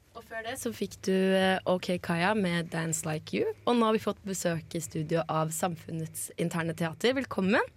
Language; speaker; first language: Norwegian; native; Norwegian